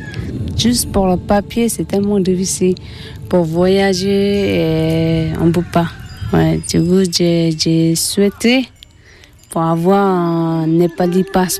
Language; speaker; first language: French; non-native, learner; Tibetan